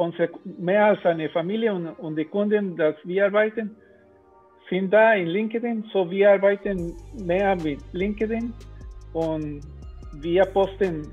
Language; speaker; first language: German; non-native, learner; Spanish